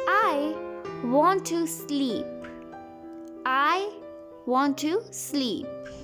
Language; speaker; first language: English; non-native, local second language; Hindi